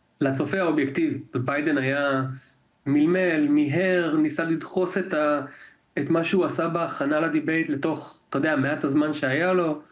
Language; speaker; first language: Hebrew; native; Hebrew